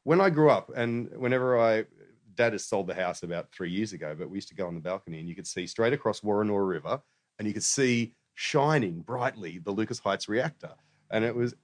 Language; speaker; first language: English; native; English